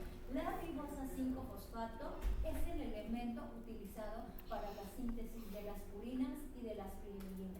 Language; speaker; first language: Spanish; native; Spanish